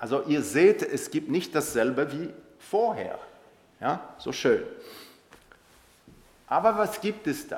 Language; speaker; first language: German; non-native, local second language; French